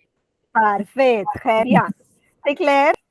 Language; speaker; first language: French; non-native, fluent; Hindi